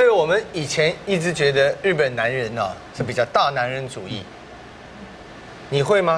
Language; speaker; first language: Chinese; native; Chinese